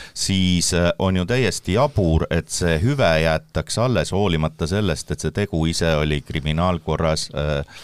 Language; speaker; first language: Estonian; native; Estonian